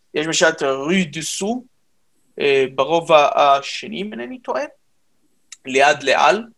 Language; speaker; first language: Hebrew; native; Hebrew